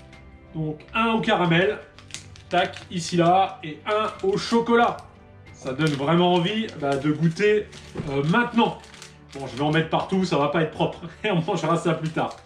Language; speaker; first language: French; native; French